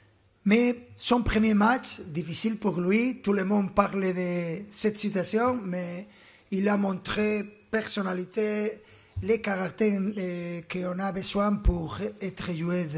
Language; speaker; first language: French; non-native, fluent; Spanish